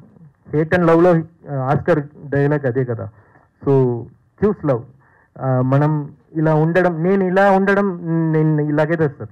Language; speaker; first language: Telugu; non-native, fluent; Tamil